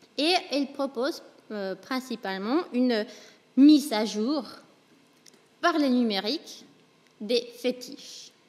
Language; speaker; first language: French; non-native, fluent; Spanish